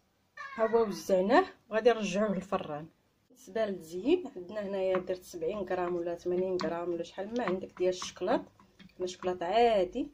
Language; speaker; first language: Arabic; native; Arabic